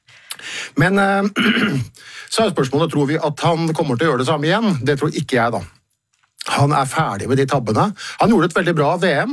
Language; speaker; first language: Norwegian; native; Norwegian